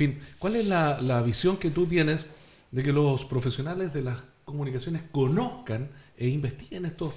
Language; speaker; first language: Spanish; native; Spanish